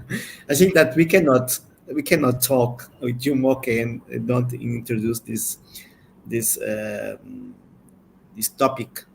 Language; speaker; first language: English; non-native, learner; Portuguese